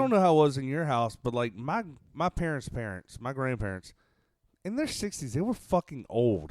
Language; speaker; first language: English; native; English